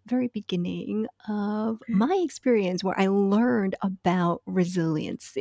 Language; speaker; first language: English; non-native, fluent; Chinese